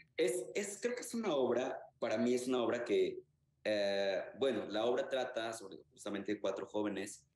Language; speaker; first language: Spanish; native; Spanish